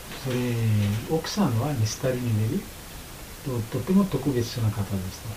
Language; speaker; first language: Japanese; non-native, learner; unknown